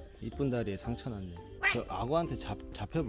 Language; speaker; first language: Korean; native; Korean